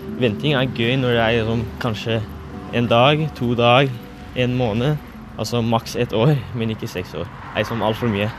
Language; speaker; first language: Norwegian; early bilingual, other home language; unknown